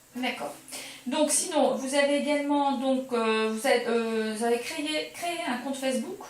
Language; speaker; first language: French; native; French